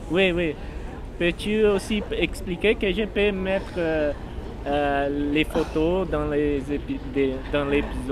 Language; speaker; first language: French; non-native, learner; Portuguese